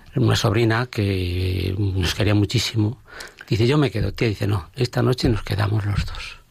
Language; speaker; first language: Spanish; native; Spanish